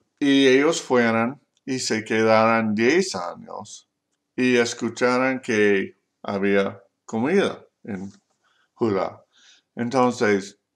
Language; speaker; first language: Spanish; non-native, learner; English